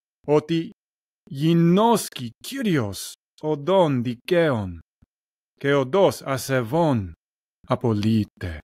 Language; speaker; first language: Greek; non-native, learner; English